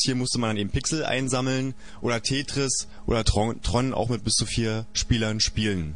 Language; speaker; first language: German; native; German